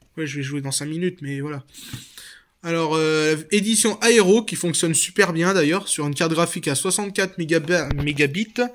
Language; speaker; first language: French; native; French